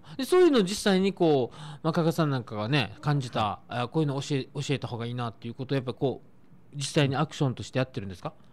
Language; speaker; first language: Japanese; native; Japanese